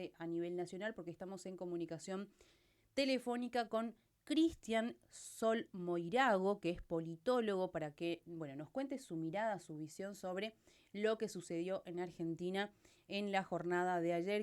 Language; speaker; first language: Spanish; native; Spanish